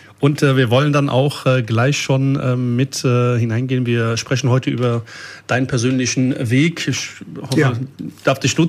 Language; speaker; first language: German; early bilingual, other home language; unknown